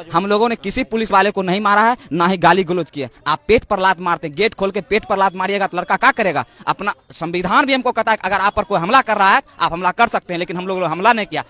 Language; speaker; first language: Hindi; native; Hindi